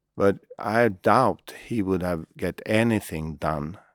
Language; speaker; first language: English; non-native, fluent; Swedish